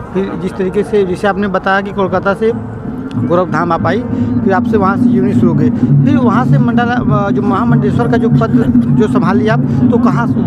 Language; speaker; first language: Hindi; native; Hindi